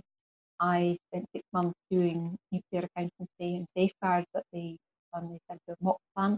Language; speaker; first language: English; native; English